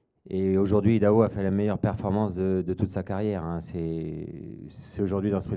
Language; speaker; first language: French; native; French